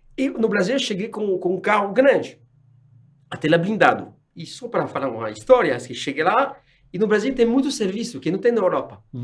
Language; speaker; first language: Portuguese; non-native, fluent; French